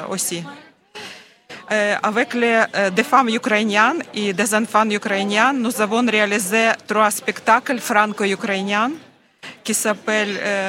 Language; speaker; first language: French; non-native, fluent; Ukrainian